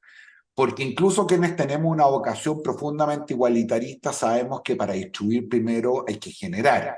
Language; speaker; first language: Spanish; native; Spanish